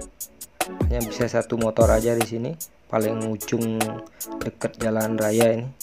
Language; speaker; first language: Indonesian; native; Indonesian